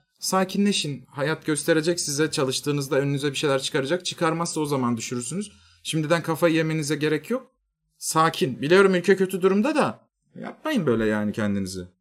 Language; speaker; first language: Turkish; native; Turkish